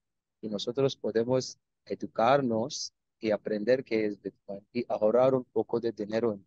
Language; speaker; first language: Spanish; non-native, learner; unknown